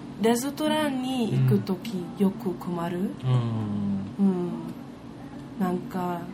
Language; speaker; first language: Japanese; non-native, learner; German